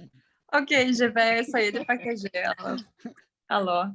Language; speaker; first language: French; non-native, learner; Portuguese